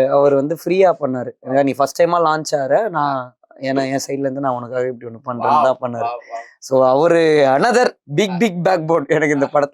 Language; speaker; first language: Tamil; native; Tamil